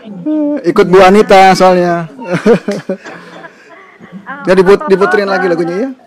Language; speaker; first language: Indonesian; native; Indonesian